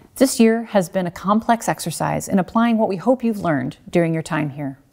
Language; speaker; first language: English; native; English